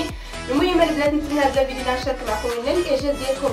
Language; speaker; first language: Arabic; native; Arabic